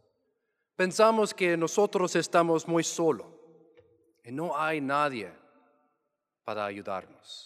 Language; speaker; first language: Spanish; non-native, fluent; English